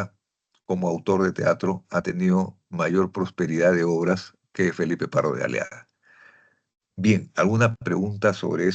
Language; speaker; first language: Spanish; native; Spanish